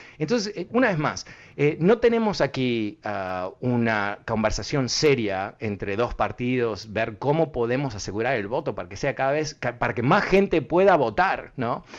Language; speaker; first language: Spanish; early bilingual, heritage; Spanish